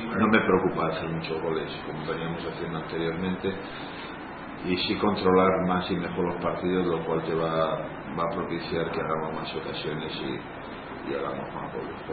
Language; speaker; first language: Spanish; native; Spanish